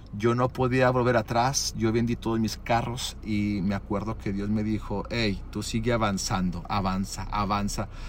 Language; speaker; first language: Spanish; early bilingual, other home language; English